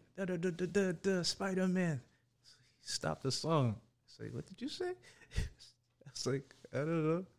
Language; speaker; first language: English; early bilingual, other home language; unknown